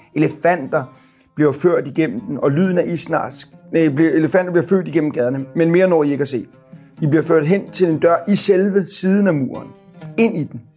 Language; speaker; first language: Danish; native; Danish